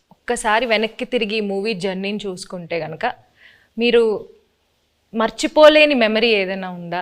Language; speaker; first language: Telugu; native; Telugu